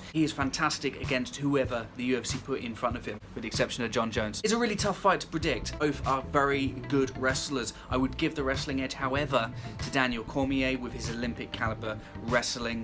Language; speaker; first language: English; native; English